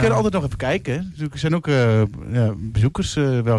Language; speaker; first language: Dutch; native; Dutch